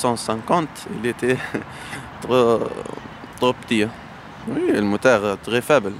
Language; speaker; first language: French; non-native, local second language; Arabic